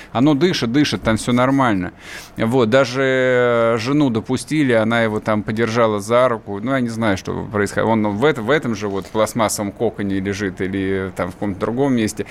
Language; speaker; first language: Russian; native; Russian